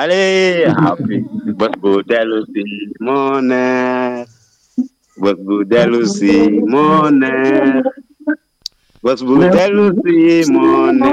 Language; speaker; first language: French; non-native, local second language; Wolof